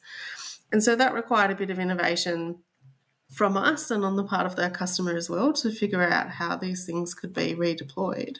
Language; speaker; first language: English; native; English